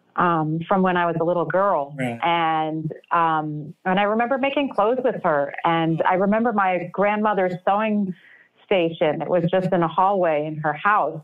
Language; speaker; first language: English; native; English